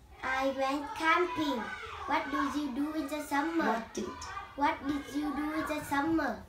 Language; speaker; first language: English; non-native, learner; Vietnamese